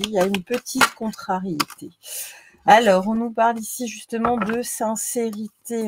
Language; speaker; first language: French; native; French